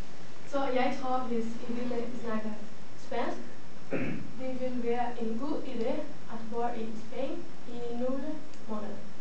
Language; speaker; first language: Danish; non-native, learner; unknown